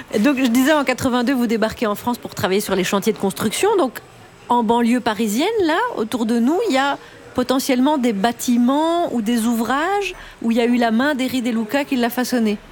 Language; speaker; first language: French; native; French